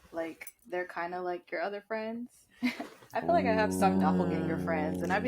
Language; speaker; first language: English; native; English